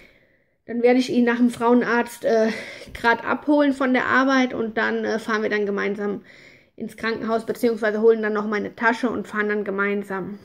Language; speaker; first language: German; native; German